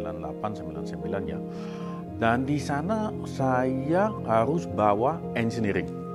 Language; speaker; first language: Indonesian; non-native, fluent; Dutch